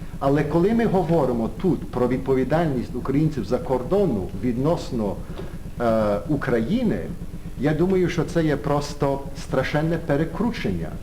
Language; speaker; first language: Ukrainian; early bilingual, heritage; Ukrainian